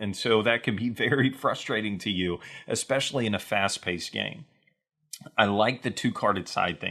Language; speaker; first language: English; native; English